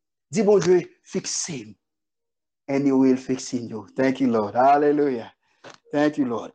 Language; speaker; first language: English; non-native, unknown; Haitian Creole